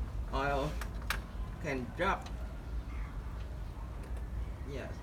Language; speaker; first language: English; non-native, learner; Vietnamese